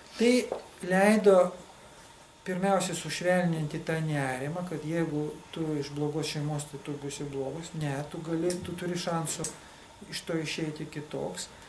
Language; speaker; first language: Lithuanian; non-native, local second language; Russian